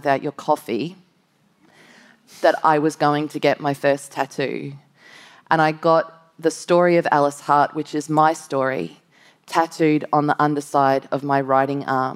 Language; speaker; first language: English; native; English